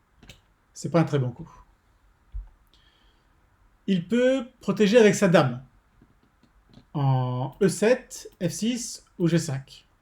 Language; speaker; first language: French; native; French